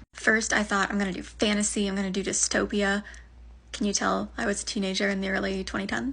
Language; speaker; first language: English; native; English